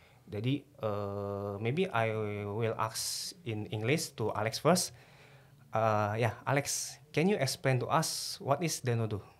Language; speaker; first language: English; non-native, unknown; Indonesian